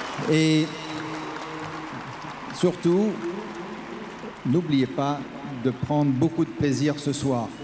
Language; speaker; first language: French; native; French